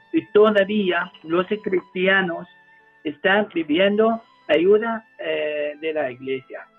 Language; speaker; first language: Spanish; non-native, fluent; Arabic